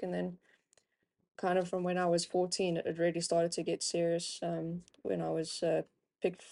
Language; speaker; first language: English; native; English